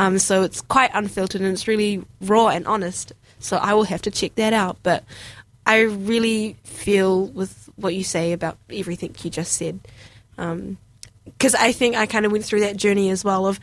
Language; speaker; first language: English; native; English